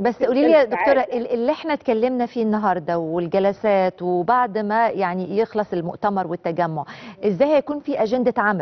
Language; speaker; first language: Arabic; native; Arabic